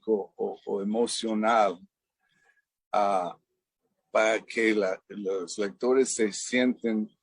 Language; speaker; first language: Spanish; non-native, fluent; English